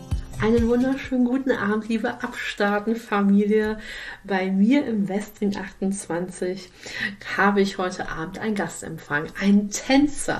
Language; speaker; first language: German; native; German